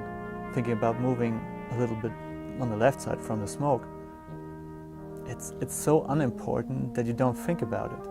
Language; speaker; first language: English; non-native, fluent; German